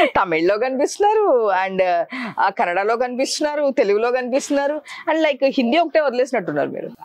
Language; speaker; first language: Telugu; native; Telugu